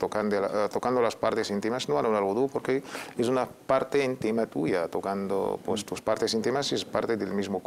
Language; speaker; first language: Spanish; native; Spanish